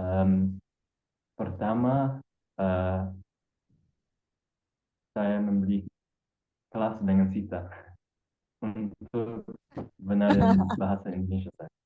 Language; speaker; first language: Indonesian; non-native, fluent; English